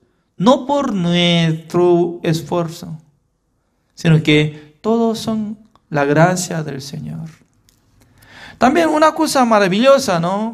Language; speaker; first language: Spanish; non-native, fluent; Korean